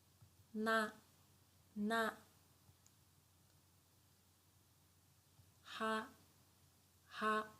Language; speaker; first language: Japanese; non-native, fluent; English